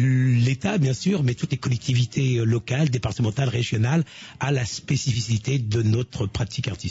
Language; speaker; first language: French; native; French